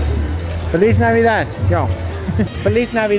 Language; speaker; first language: Spanish; non-native, learner; English